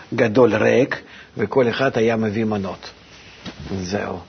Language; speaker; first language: Hebrew; non-native, fluent; Russian